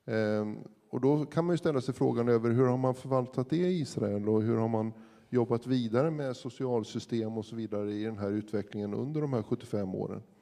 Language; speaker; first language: Swedish; native; Swedish